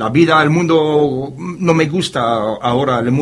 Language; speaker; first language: Spanish; non-native, learner; French